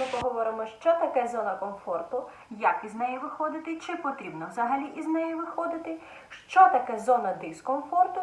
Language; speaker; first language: Ukrainian; native; Ukrainian